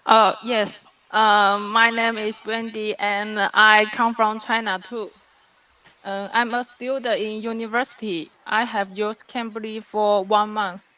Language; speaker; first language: English; non-native, learner; Chinese